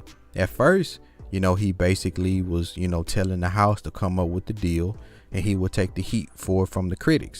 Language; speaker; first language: English; native; English